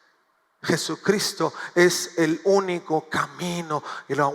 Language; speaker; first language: Spanish; native; Spanish